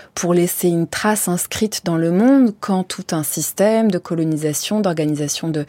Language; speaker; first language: French; native; French